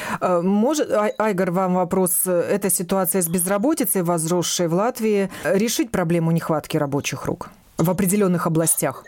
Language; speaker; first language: Russian; native; Russian